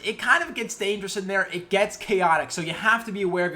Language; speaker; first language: English; native; English